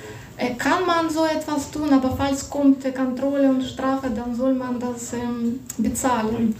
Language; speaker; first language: German; non-native, fluent; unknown